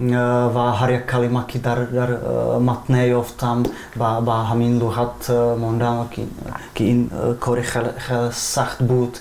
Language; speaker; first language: Persian; non-native, fluent; Czech